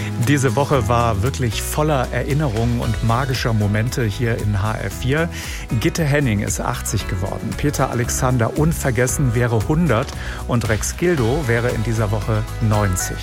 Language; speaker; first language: German; native; German